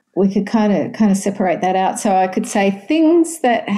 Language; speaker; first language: English; native; English